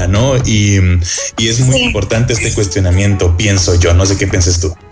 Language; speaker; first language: Spanish; native; Spanish